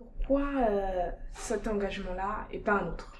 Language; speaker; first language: French; native; French